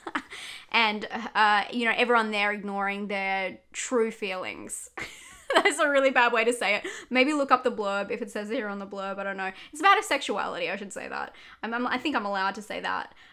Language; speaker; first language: English; native; English